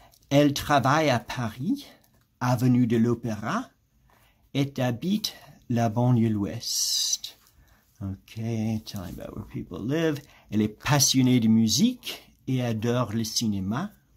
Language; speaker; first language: French; non-native, fluent; English